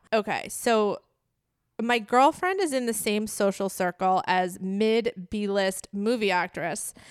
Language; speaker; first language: English; native; English